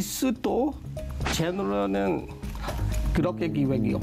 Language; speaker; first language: Korean; non-native, learner; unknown